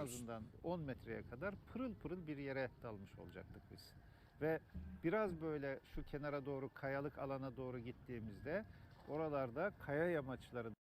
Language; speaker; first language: Turkish; native; Turkish